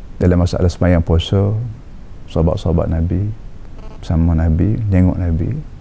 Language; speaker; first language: Malay; native; Malay